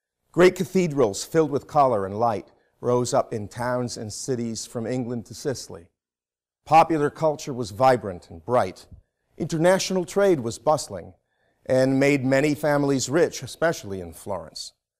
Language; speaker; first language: English; native; English